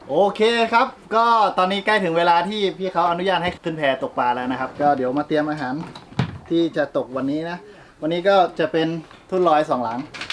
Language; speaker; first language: Thai; native; Thai